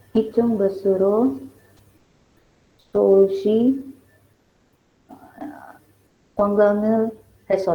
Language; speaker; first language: Korean; non-native, learner; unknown